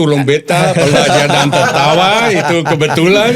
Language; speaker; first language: Indonesian; non-native, learner; Dutch